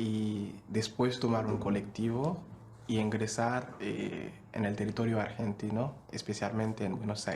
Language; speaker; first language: Spanish; non-native, fluent; Haitian Creole